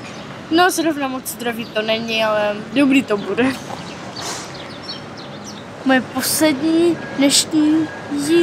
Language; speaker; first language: Czech; early bilingual, heritage; Czech